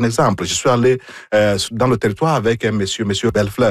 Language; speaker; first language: French; non-native, fluent; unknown